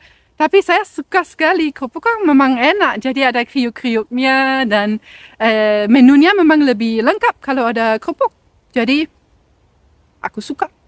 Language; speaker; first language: Indonesian; non-native, fluent; German